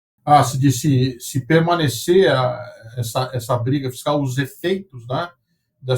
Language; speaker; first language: Portuguese; native; Portuguese